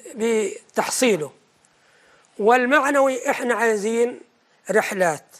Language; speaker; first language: Arabic; native; Arabic